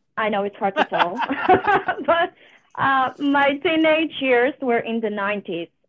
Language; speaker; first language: English; non-native, fluent; Polish